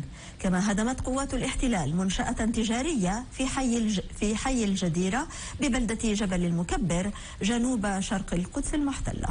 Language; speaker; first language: Arabic; native; Arabic